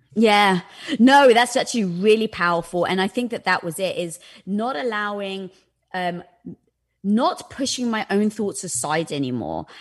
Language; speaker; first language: English; native; English